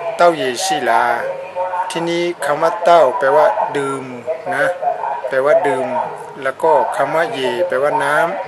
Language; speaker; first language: Thai; non-native, fluent; Burmese